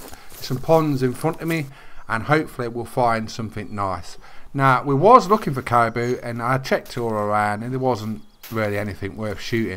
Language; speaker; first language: English; native; English